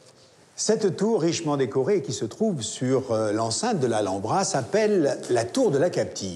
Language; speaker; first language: French; native; French